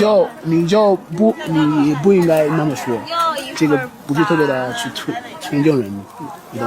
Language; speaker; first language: Chinese; non-native, fluent; English